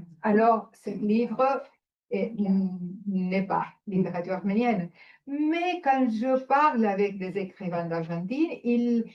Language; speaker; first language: French; non-native, fluent; Spanish